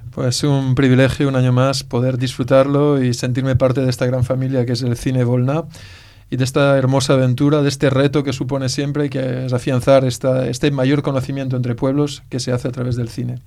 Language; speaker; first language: Spanish; native; Spanish